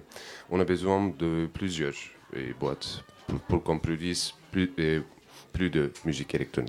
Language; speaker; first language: French; non-native, learner; Turkish